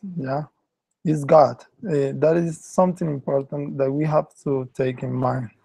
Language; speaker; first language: English; non-native, learner; Spanish